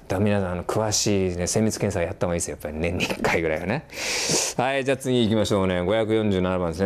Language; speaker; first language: Japanese; native; Japanese